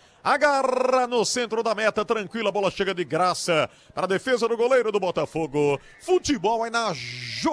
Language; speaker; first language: Portuguese; native; Portuguese